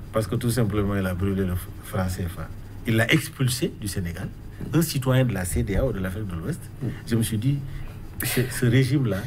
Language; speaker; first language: French; non-native, local second language; Wolof